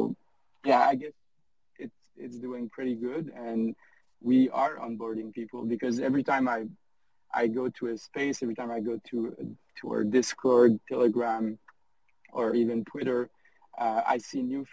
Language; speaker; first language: English; non-native, fluent; French